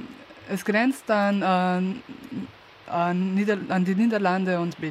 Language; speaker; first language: German; non-native, learner; Slovenian